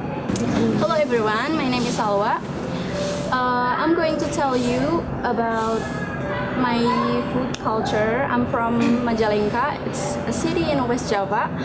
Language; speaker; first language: English; non-native, learner; Indonesian